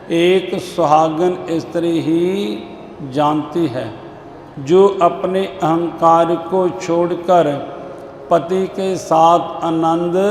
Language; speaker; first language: Hindi; non-native, local second language; Punjabi